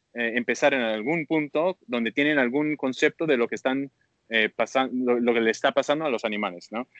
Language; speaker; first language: Spanish; early bilingual, heritage; Spanish